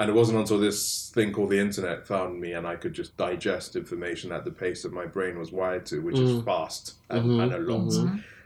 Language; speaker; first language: English; native; English